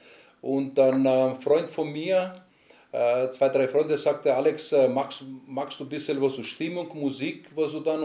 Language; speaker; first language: German; non-native, learner; Greek